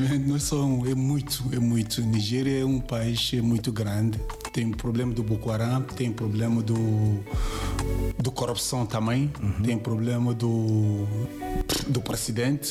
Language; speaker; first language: Portuguese; non-native, learner; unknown